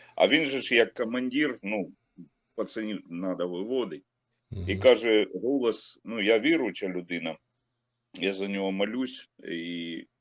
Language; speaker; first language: Ukrainian; non-native, local second language; Russian